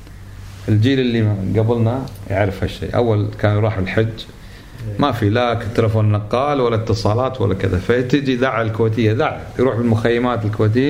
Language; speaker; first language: Arabic; native; Arabic